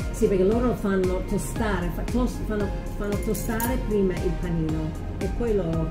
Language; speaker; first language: Italian; non-native, fluent; English